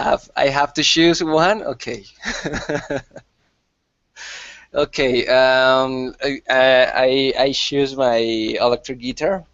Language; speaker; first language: English; non-native, learner; Spanish